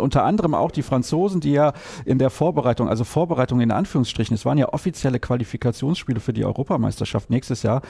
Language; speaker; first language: German; native; German